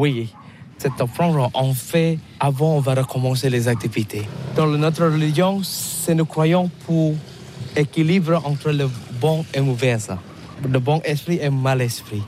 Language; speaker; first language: French; non-native, learner; Balinese